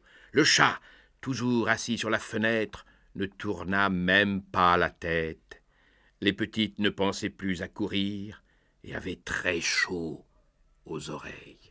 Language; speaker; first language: French; native; French